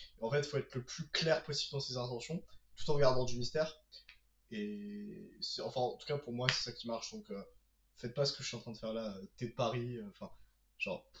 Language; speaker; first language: French; native; French